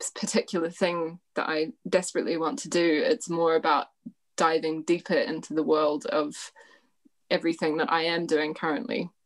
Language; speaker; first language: English; native; English